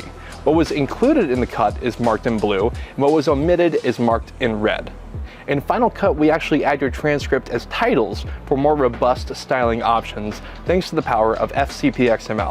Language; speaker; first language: English; native; English